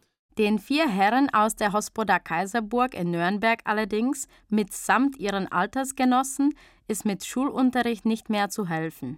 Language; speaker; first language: German; native; German